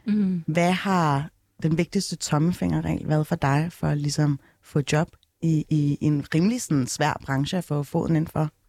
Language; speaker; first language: Danish; early bilingual, other home language; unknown